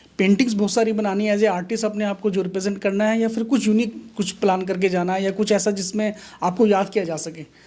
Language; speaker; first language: Hindi; native; Hindi